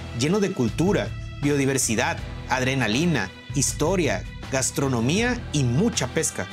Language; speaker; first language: Spanish; native; Spanish